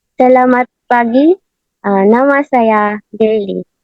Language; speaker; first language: Indonesian; non-native, learner; Filipino